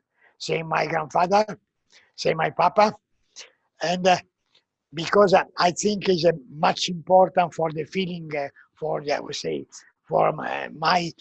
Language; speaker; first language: English; non-native, learner; Italian